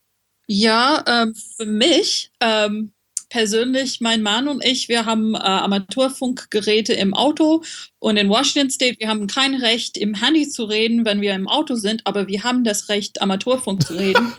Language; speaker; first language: German; non-native, fluent; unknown